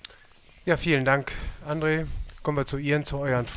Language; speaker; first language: German; native; German